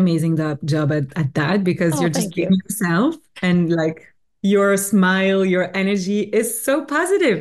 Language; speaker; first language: English; non-native, fluent; French